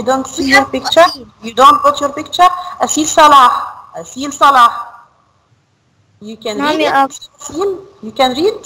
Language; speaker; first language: English; non-native, learner; Arabic